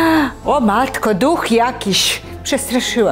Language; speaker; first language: Polish; native; Polish